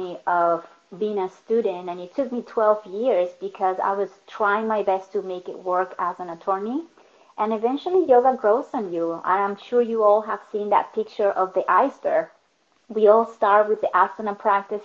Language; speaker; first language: English; non-native, fluent; Spanish